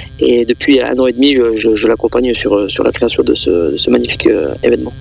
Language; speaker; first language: French; native; French